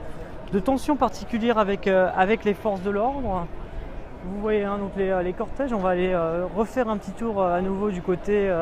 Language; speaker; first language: French; native; French